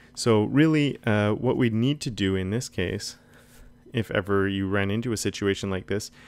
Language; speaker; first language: English; native; English